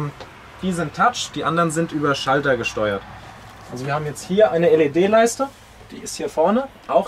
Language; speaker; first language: German; native; German